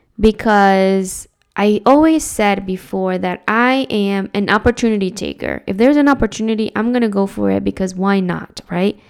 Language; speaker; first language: English; early bilingual, other home language; Spanish